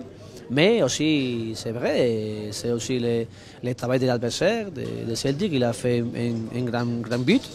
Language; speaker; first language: French; non-native, fluent; Spanish